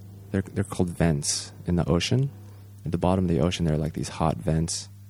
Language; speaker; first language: English; native; English